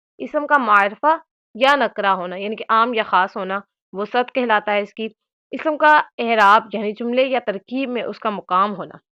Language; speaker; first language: Urdu; native; Urdu